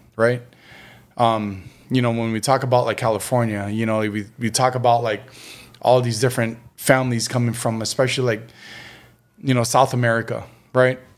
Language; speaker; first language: English; early bilingual, other home language; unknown